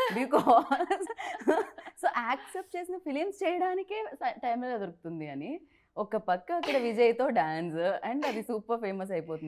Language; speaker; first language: Telugu; native; Telugu